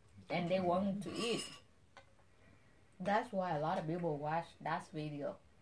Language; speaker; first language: English; non-native, learner; Vietnamese